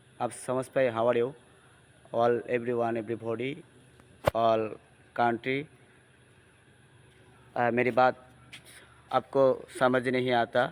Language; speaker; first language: Hindi; non-native, learner; Bangla